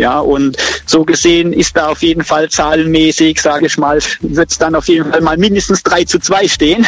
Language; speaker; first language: German; native; German